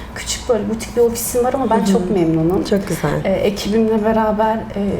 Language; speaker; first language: Turkish; native; Turkish